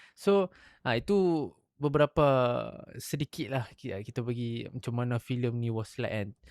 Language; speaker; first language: Malay; native; Malay